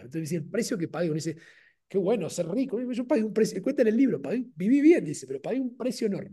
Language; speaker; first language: Spanish; native; Spanish